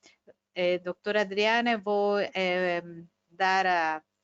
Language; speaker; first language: Portuguese; non-native, fluent; Spanish